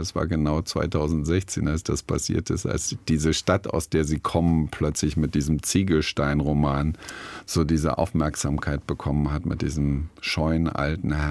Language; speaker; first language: German; native; German